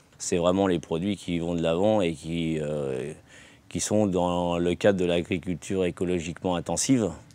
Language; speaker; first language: French; native; French